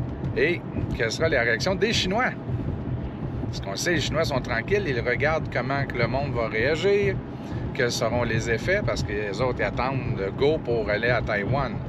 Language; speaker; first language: French; native; French